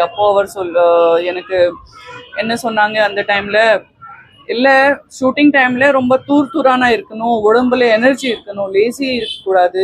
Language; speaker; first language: Tamil; non-native, local second language; Gujarati